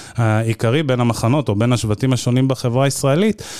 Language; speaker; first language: Hebrew; early bilingual, other home language; Arabic